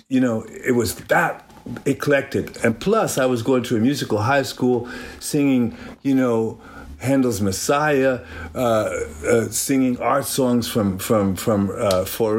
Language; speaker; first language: English; native; English